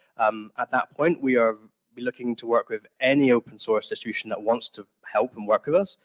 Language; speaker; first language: English; native; English